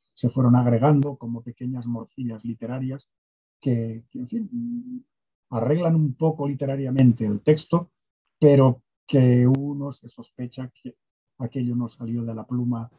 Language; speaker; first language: Spanish; native; Spanish